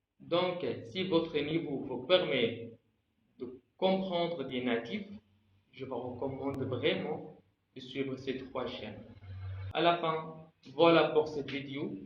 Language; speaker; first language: French; non-native, fluent; Arabic